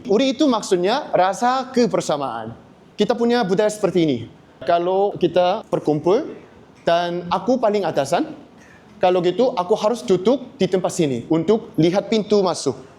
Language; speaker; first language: Indonesian; non-native, learner; Korean